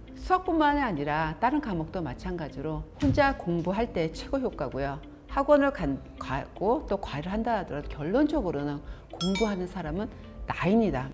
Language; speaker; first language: Korean; native; Korean